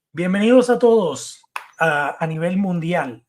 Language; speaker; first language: Spanish; early bilingual, heritage; Spanish